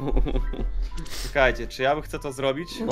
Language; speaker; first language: Polish; native; Polish